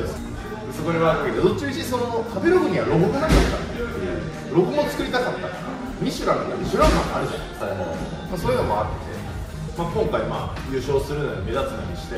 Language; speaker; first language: Japanese; native; Japanese